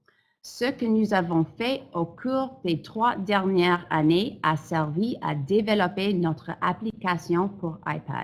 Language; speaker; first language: French; non-native, fluent; English